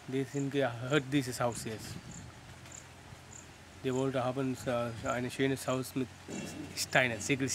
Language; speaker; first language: German; non-native, learner; Sinhala